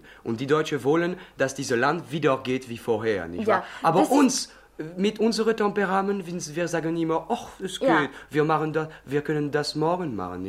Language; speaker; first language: German; non-native, learner; French